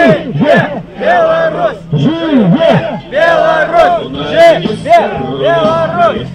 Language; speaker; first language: Belarusian; non-native, local second language; Russian